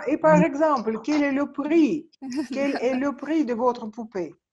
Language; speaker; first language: French; non-native, learner; Russian